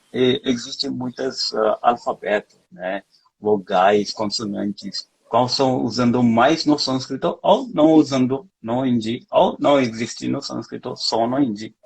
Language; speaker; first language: Portuguese; non-native, fluent; Hindi